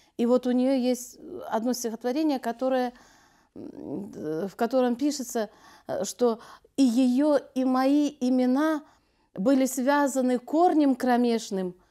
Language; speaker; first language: Russian; non-native, local second language; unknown